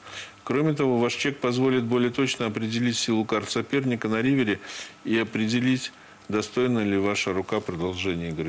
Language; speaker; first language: Russian; native; Russian